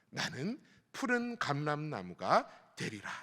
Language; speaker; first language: Korean; native; Korean